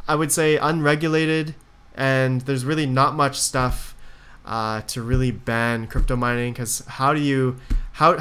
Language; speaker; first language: English; native; English